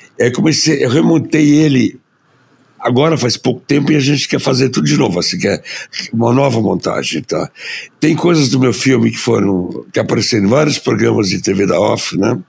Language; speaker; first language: Portuguese; early bilingual, other home language; German